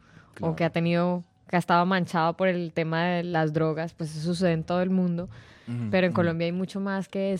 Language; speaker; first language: Spanish; native; Spanish